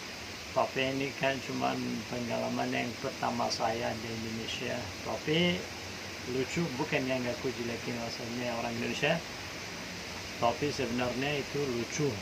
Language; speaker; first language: Indonesian; non-native, fluent; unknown